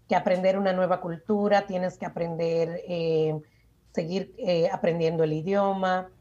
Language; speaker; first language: Spanish; native; Spanish